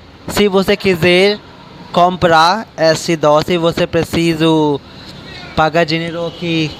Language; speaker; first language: Portuguese; non-native, learner; Hindi